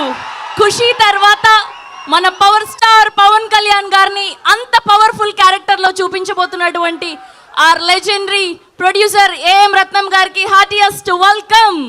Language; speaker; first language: Telugu; native; Telugu